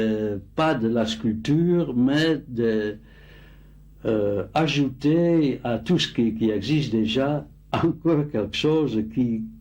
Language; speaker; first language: French; non-native, fluent; Dutch